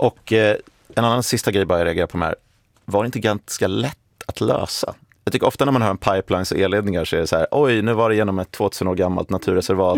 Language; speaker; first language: Swedish; native; Swedish